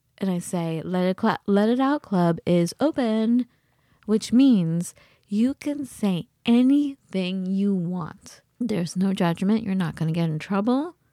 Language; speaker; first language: English; early bilingual, other home language; Persian